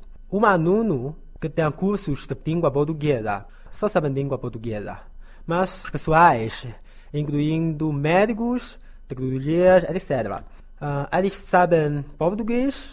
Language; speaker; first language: Portuguese; non-native, learner; Chinese